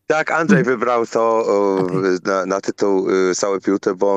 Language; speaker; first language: Polish; non-native, learner; English